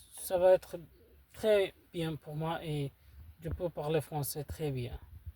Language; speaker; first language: French; non-native, learner; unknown